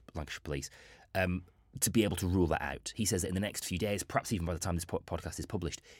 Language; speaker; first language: English; native; English